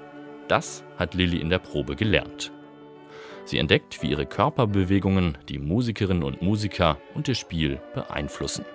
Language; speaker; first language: German; native; German